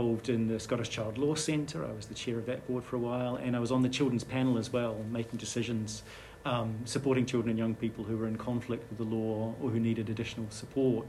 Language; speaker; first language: English; native; English